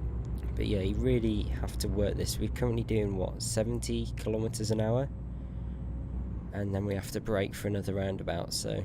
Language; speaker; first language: English; native; English